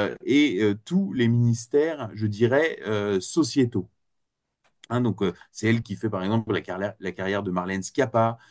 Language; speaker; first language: French; native; French